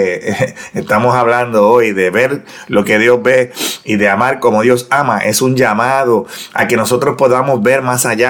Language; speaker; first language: Spanish; native; Spanish